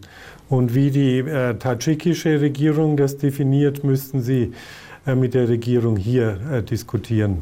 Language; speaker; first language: German; non-native, fluent; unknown